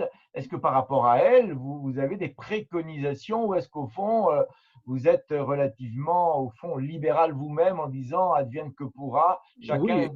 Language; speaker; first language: French; native; French